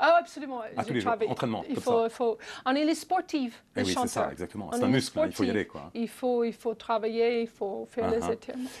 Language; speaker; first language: French; non-native, fluent; English